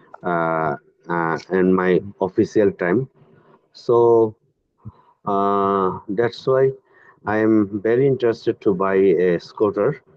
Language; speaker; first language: English; non-native, learner; Bangla